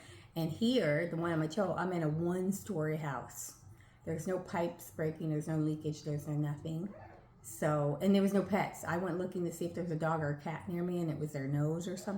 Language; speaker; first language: English; native; English